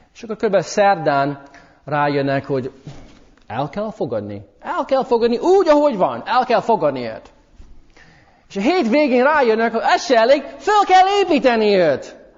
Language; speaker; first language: Hungarian; early bilingual, heritage; English